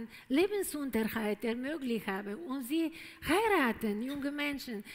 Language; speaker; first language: German; non-native, fluent; Bulgarian